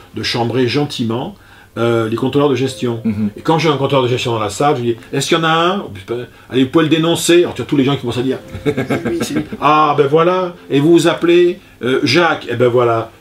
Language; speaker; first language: French; native; French